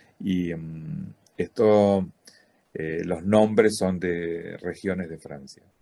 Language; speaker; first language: Spanish; native; Spanish